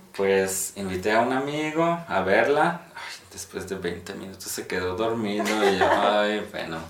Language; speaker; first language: Spanish; non-native, fluent; Polish